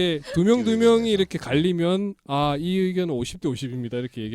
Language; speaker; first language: Korean; native; Korean